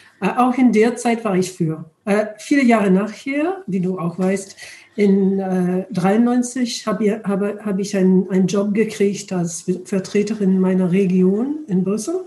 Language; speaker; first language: German; non-native, learner; English